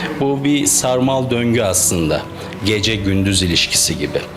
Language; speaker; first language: Turkish; native; Turkish